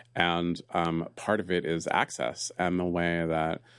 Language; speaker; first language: English; native; English